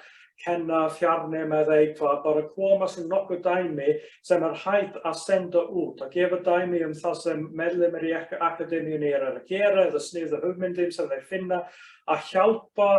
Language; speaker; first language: Icelandic; non-native, fluent; English